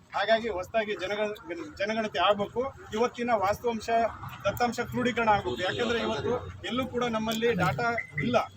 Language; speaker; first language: Kannada; non-native, local second language; Lambadi